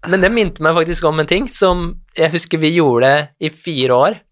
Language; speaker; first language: Norwegian; native; Norwegian